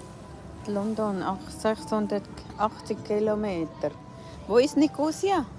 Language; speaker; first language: German; non-native, learner; Cebuano